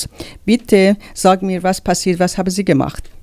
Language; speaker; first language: German; non-native, learner; Persian